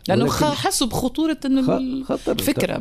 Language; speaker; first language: Arabic; native; Arabic